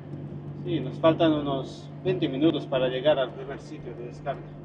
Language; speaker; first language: Spanish; native; Spanish